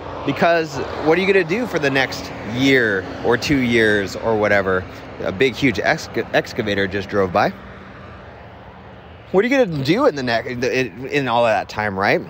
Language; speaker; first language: English; native; English